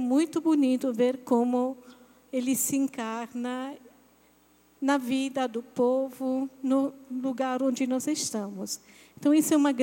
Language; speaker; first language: Portuguese; non-native, fluent; Italian